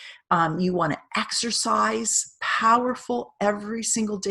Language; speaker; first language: English; native; English